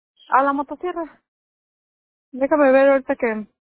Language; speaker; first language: Spanish; native; Spanish